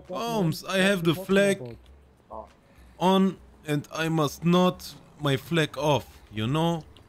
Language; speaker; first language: English; non-native, learner; German